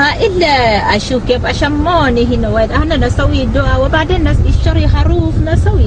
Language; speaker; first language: Arabic; non-native, learner; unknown